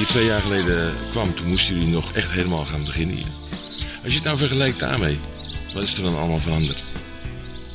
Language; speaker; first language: Dutch; native; Dutch